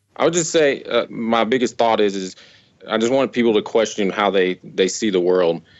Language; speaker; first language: English; native; English